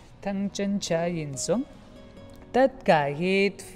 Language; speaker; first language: Vietnamese; non-native, learner; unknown